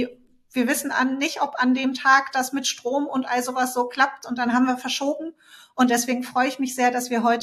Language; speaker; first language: German; native; German